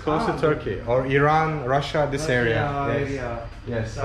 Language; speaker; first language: English; non-native, fluent; Azerbaijani